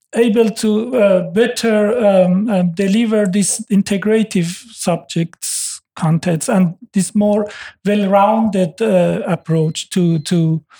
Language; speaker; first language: English; non-native, fluent; Persian